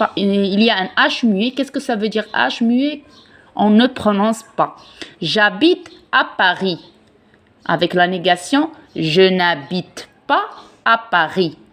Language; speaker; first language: French; non-native, local second language; Arabic